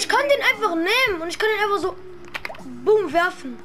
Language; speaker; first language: German; native; German